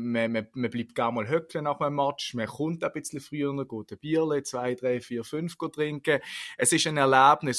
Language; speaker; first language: German; native; German